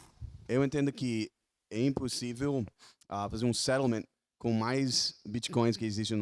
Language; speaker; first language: Portuguese; non-native, learner; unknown